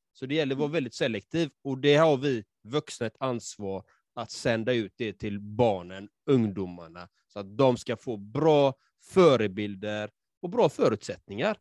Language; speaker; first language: Swedish; native; Swedish